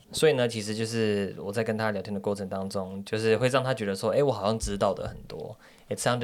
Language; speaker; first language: Chinese; native; Chinese